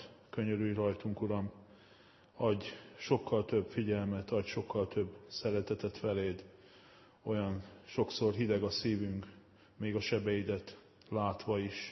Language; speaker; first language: Hungarian; native; Hungarian